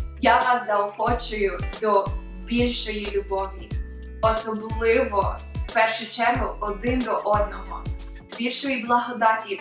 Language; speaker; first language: Ukrainian; early bilingual, other home language; English